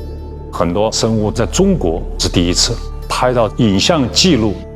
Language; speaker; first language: Chinese; native; Chinese